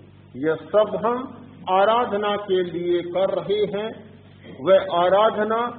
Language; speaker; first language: Hindi; native; Hindi